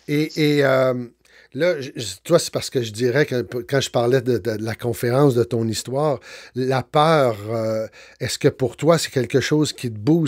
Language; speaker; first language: French; native; French